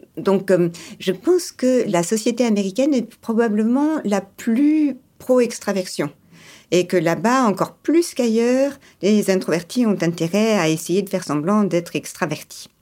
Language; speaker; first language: French; early bilingual, other home language; English